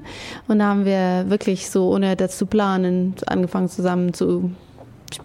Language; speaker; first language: German; non-native, fluent; Afrikaans